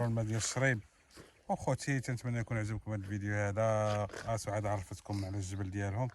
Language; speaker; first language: Arabic; native; Arabic